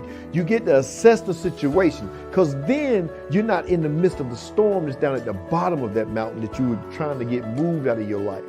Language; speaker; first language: English; native; English